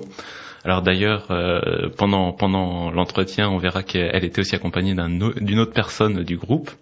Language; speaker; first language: French; native; French